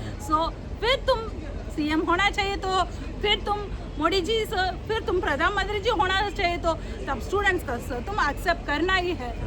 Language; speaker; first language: Hindi; non-native, local second language; Tamil